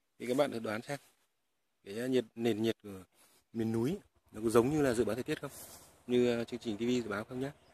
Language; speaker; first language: Vietnamese; non-native, local second language; Tày